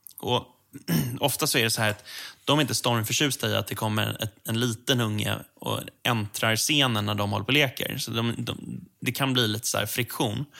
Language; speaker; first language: Swedish; native; Swedish